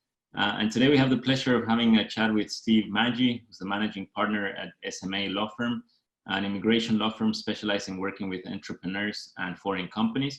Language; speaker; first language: English; non-native, fluent; Spanish